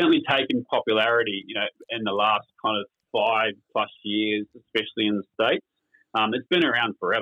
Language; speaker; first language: English; native; English